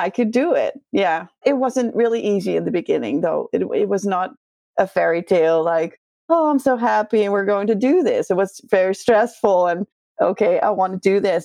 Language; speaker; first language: English; non-native, fluent; Dutch